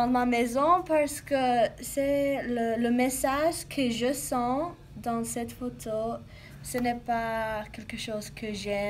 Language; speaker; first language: French; non-native, learner; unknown